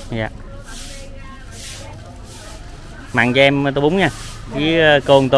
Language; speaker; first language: Vietnamese; native; Vietnamese